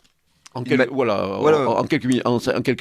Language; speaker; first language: French; native; French